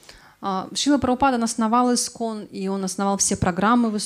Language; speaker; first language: Russian; native; Russian